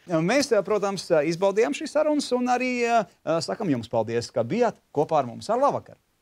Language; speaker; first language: Latvian; native; Latvian